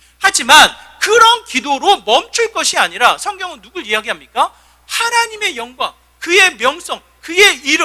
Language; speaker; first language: Korean; native; Korean